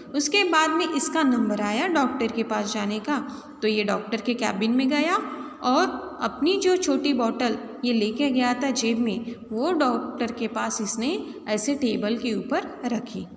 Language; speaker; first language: Hindi; non-native, local second language; Marathi